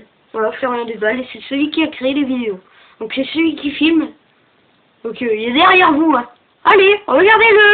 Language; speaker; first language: French; native; French